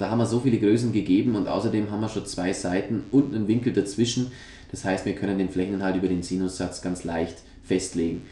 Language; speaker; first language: German; native; German